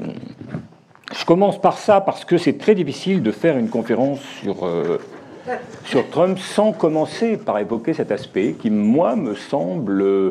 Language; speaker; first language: French; native; French